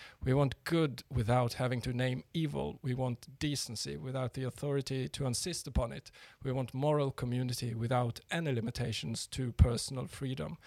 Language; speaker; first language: English; non-native, fluent; Norwegian